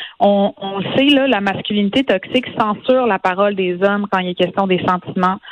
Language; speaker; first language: French; native; French